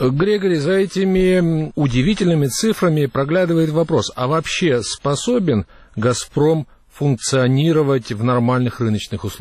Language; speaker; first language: Russian; native; Russian